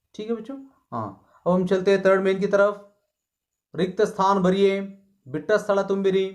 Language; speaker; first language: Hindi; non-native, local second language; Kannada